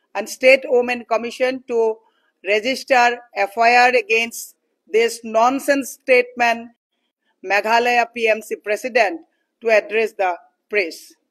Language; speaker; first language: English; non-native, local second language; Assamese